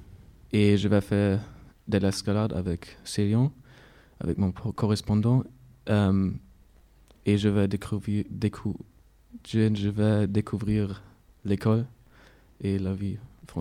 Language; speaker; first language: French; non-native, learner; German